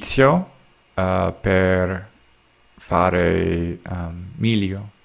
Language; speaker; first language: Italian; non-native, learner; English